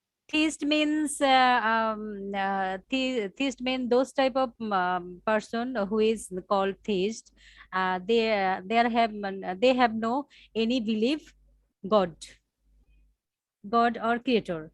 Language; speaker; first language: English; non-native, learner; Bangla